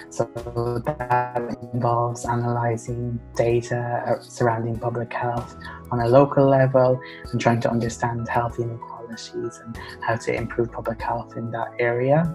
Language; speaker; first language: English; native; English